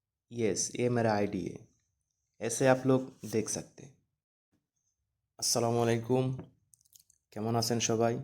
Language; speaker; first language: Hindi; non-native, learner; Bangla